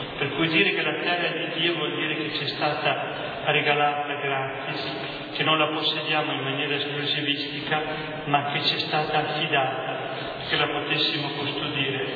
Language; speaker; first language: Italian; native; Italian